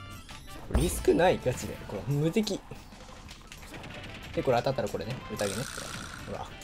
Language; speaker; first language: Japanese; native; Japanese